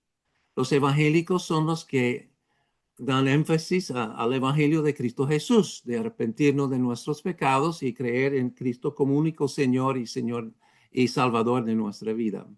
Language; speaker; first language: Spanish; non-native, fluent; English